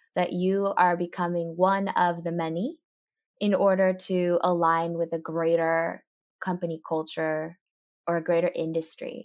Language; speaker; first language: English; early bilingual, other home language; Japanese